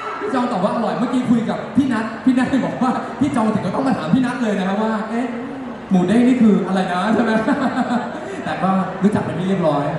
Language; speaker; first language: Thai; native; Thai